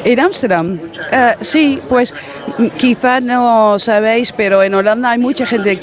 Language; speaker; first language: Spanish; non-native, fluent; Dutch